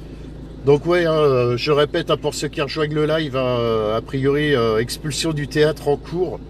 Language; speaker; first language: French; native; French